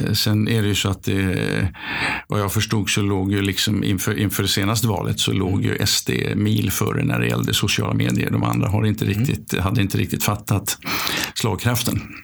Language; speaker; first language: Swedish; native; Swedish